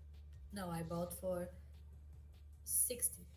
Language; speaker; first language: English; non-native, learner; Portuguese